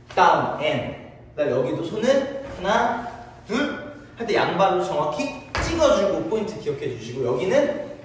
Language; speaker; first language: Korean; native; Korean